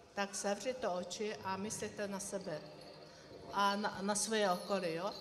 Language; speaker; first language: Czech; non-native, learner; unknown